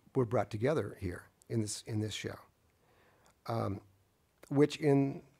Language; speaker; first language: English; native; English